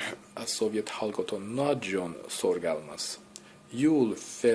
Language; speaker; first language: Hungarian; non-native, learner; English